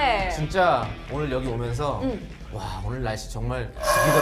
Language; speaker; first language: Korean; native; Korean